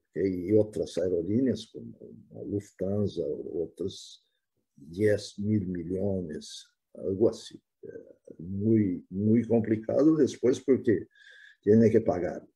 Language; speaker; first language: Spanish; non-native, fluent; Portuguese